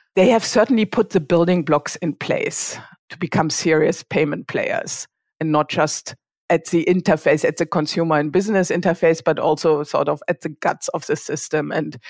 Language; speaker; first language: English; non-native, fluent; German